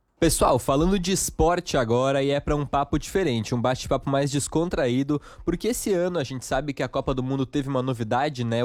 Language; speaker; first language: Portuguese; native; Portuguese